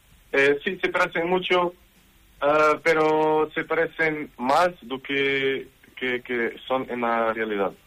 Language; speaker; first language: Spanish; non-native, learner; Portuguese